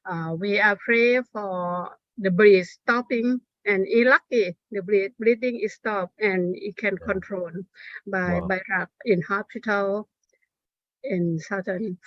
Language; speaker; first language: English; non-native, learner; Thai